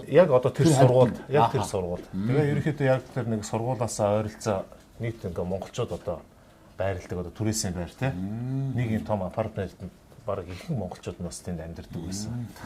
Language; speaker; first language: Mongolian; native; Mongolian